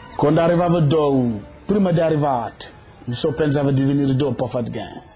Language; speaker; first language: Italian; non-native, learner; Wolof